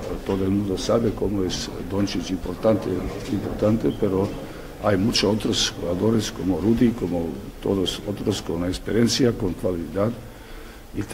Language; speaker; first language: Spanish; non-native, fluent; Serbian